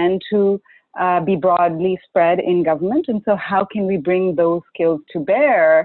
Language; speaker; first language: English; non-native, local second language; Urdu